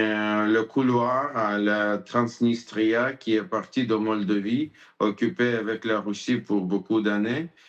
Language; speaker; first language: French; non-native, learner; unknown